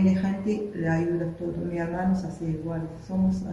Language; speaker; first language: Spanish; non-native, local second language; Arabic